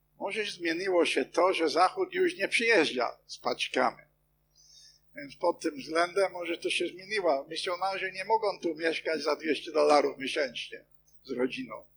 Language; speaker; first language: Polish; non-native, fluent; English